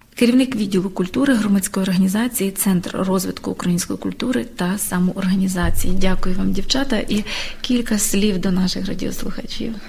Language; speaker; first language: Ukrainian; native; Ukrainian